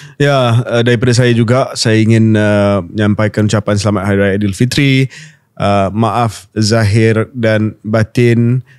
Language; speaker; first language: Malay; native; Malay